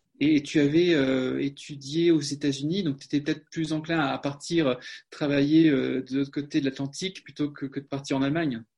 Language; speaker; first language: French; native; French